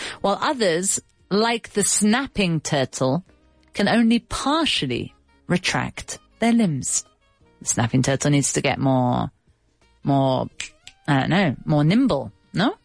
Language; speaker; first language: English; native; English